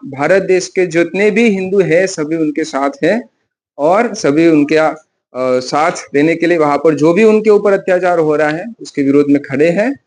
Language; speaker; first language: Hindi; non-native, local second language; Gujarati